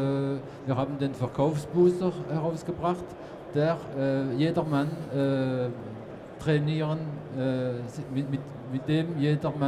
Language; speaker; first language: German; non-native, fluent; French